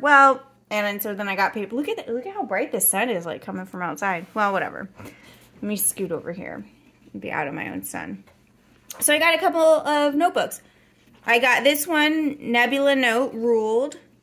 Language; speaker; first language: English; native; English